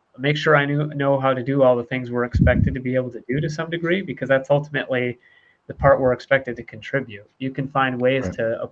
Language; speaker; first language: English; native; English